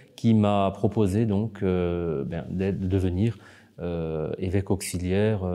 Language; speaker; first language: French; native; French